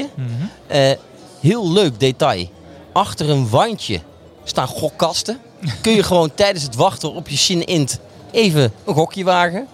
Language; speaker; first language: Dutch; native; Dutch